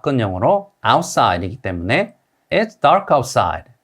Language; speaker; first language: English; non-native, fluent; Korean